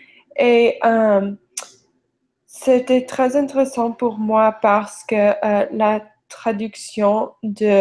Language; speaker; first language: French; non-native, learner; English